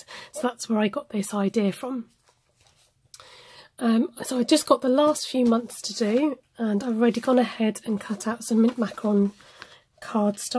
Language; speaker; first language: English; native; English